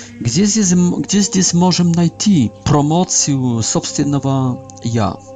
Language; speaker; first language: Polish; non-native, learner; Russian